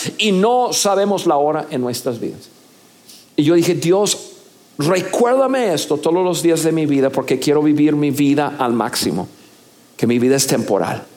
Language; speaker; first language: Spanish; non-native, fluent; English